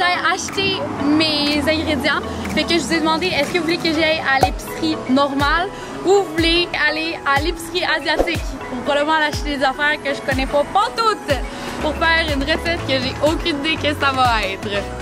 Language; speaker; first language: French; native; French